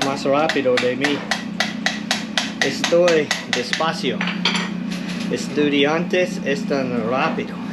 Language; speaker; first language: Spanish; non-native, learner; English